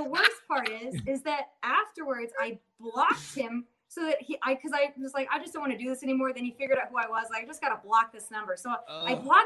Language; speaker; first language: English; native; English